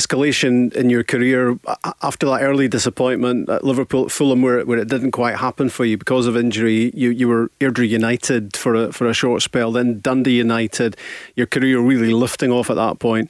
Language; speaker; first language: English; native; English